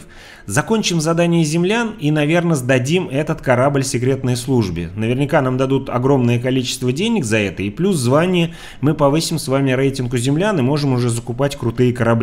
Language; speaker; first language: Russian; native; Russian